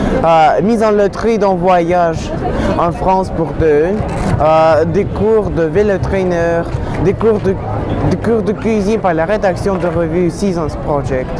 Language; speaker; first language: French; non-native, learner; Russian